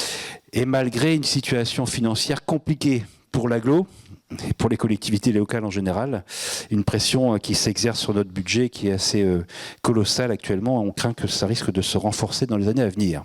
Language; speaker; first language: French; native; French